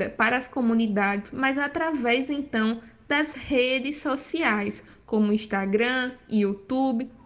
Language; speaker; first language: Portuguese; native; Portuguese